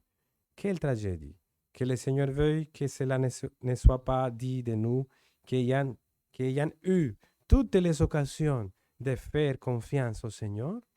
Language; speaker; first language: French; non-native, fluent; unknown